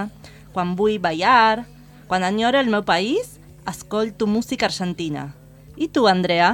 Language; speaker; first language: Catalan; non-native, learner; Spanish